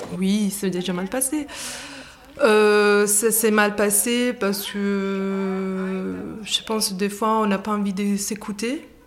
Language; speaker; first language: French; non-native, fluent; Italian